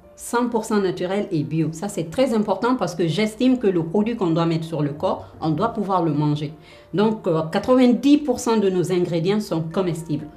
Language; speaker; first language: French; non-native, local second language; Fula